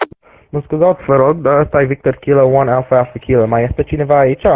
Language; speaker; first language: Romanian; early bilingual, heritage; English